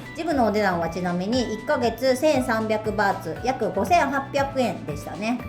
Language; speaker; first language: Japanese; native; Japanese